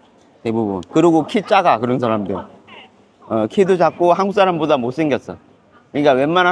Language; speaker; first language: Korean; native; Korean